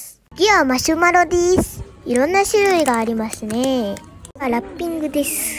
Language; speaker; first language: Japanese; early bilingual, other home language; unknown